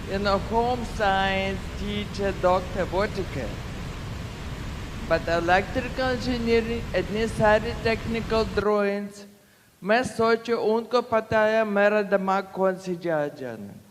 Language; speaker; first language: Hindi; non-native, learner; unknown